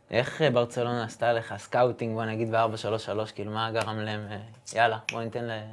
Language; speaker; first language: Hebrew; native; Hebrew